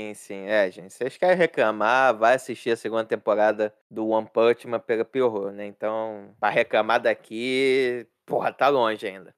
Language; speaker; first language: Portuguese; native; Portuguese